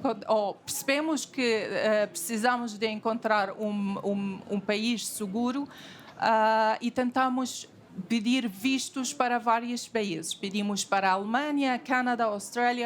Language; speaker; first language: Portuguese; non-native, fluent; Arabic